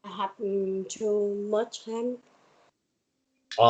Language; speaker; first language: English; non-native, learner; Vietnamese